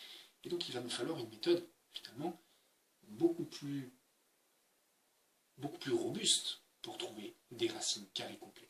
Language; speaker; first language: French; native; French